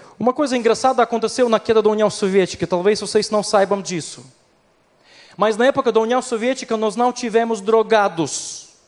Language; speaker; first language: Portuguese; non-native, fluent; Ukrainian